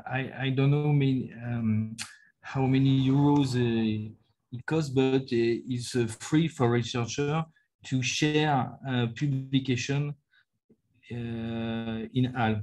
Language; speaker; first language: English; non-native, learner; French